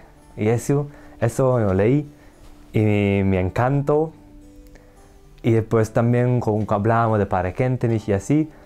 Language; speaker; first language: Spanish; non-native, learner; Hungarian